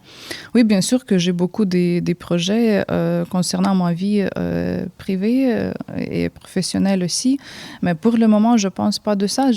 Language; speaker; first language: French; early bilingual, heritage; Ukrainian